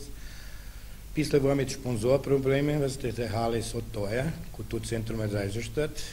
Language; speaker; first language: German; non-native, learner; Serbian